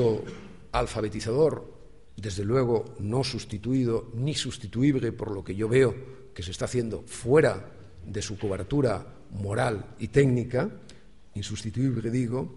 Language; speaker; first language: Spanish; native; Spanish